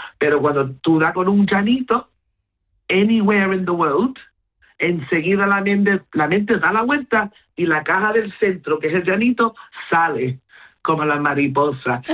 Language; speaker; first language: Spanish; non-native, local second language; Hindi